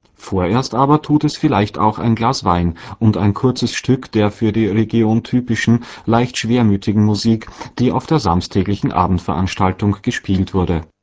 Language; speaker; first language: German; native; German